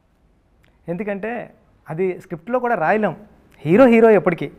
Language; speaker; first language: Telugu; native; Telugu